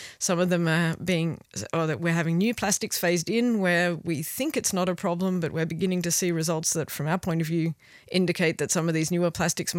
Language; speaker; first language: English; native; English